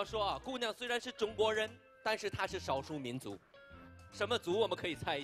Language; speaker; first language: Chinese; native; Chinese